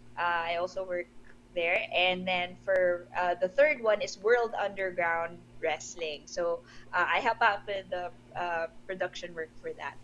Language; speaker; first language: English; non-native, local second language; Filipino